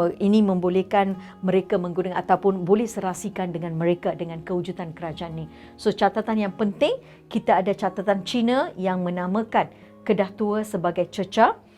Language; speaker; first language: Malay; non-native, local second language; Tamil